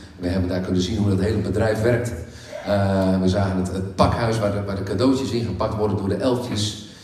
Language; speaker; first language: Dutch; native; Dutch